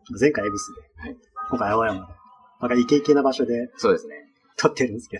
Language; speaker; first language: Japanese; native; Japanese